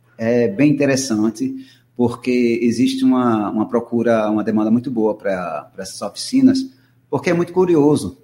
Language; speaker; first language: Portuguese; native; Portuguese